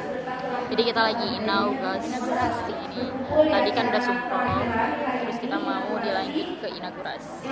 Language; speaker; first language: Indonesian; native; Indonesian